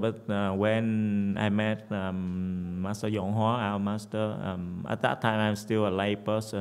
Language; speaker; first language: English; non-native, fluent; Vietnamese